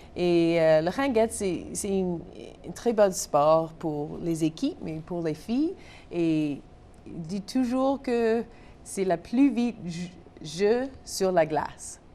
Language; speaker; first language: French; non-native, local second language; English